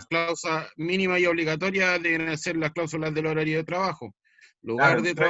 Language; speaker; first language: Spanish; native; Spanish